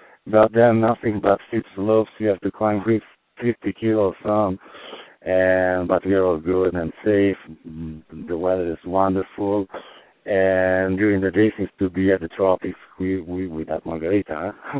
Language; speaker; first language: English; non-native, fluent; Italian